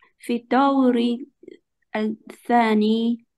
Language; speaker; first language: Arabic; non-native, learner; Chinese